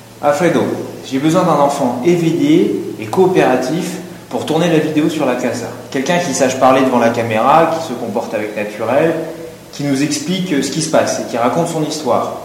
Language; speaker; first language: French; native; French